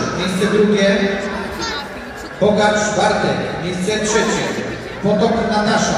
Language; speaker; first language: Polish; native; Polish